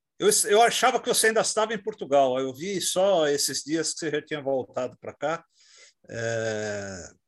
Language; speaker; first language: Portuguese; native; Portuguese